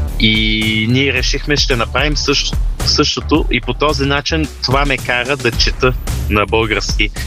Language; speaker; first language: Bulgarian; early bilingual, heritage; Bulgarian